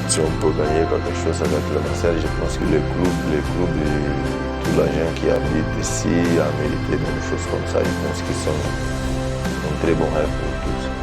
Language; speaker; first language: French; non-native, fluent; Portuguese